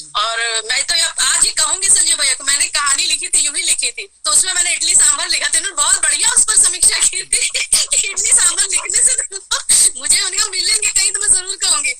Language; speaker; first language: Hindi; native; Hindi